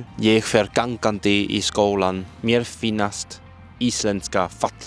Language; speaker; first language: Icelandic; non-native, learner; Cantonese